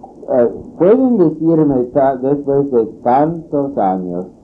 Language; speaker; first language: Spanish; non-native, fluent; English